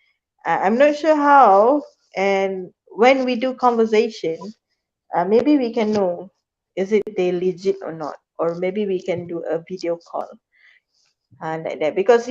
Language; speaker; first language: English; non-native, fluent; Malay